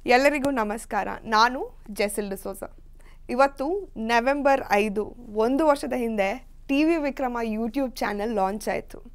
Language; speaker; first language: Kannada; non-native, local second language; Konkani